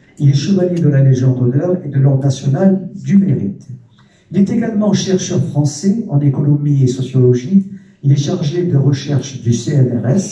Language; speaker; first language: French; native; French